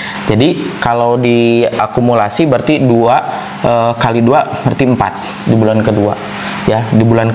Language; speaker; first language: Indonesian; non-native, local second language; Sundanese